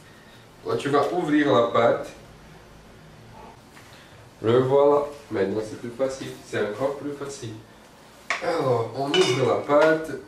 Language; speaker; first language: French; non-native, fluent; Portuguese